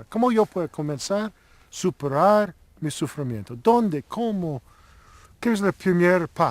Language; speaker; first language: Spanish; non-native, learner; Italian